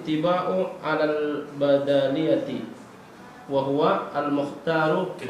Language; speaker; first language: Arabic; non-native, learner; Indonesian